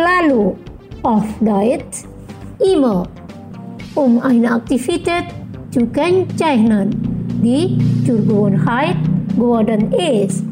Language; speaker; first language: German; non-native, fluent; Indonesian